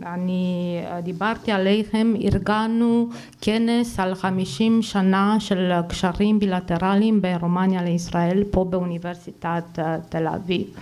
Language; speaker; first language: Hebrew; non-native, fluent; Romanian